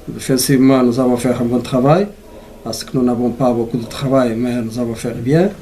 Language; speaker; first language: French; non-native, learner; Portuguese